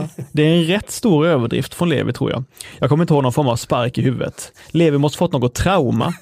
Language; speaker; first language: Swedish; native; Swedish